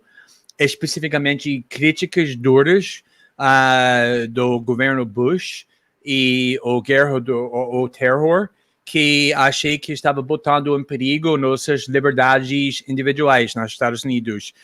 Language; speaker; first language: Portuguese; non-native, fluent; English